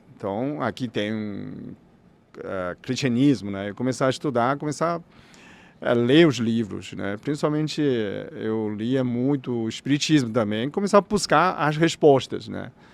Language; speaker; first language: Portuguese; non-native, fluent; Chinese